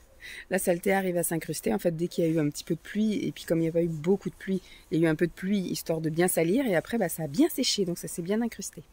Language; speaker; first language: French; native; French